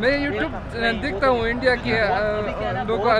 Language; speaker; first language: Hindi; non-native, fluent; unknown